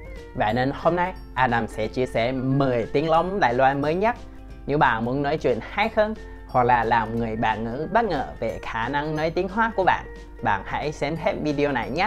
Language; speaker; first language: Vietnamese; non-native, fluent; Chinese